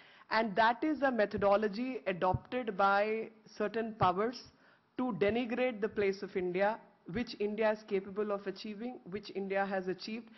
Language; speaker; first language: English; non-native, local second language; Hindi